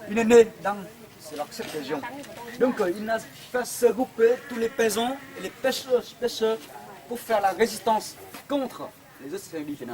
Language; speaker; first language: French; non-native, fluent; Vietnamese